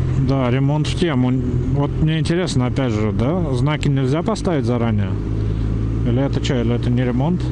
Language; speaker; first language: Russian; native; Russian